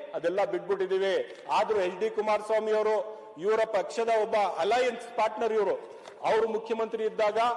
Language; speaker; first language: Kannada; non-native, local second language; Urdu